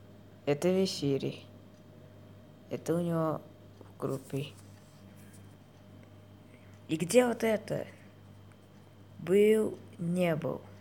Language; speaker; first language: Russian; non-native, learner; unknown